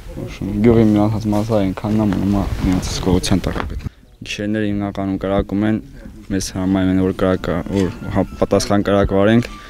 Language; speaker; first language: Armenian; native; Armenian